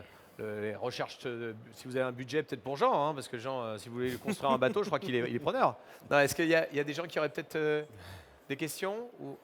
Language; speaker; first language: French; native; French